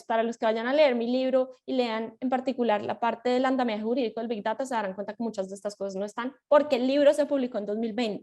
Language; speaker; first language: Spanish; native; Spanish